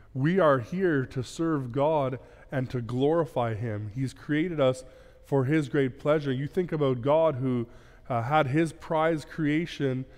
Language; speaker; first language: English; early bilingual, other home language; Plautdietsch